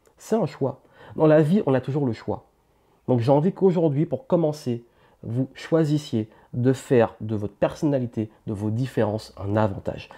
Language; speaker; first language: French; native; French